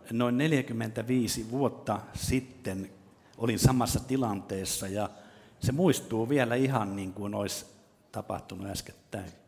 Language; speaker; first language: Finnish; native; Finnish